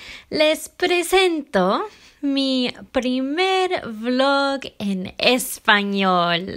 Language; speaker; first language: Spanish; early bilingual, heritage; English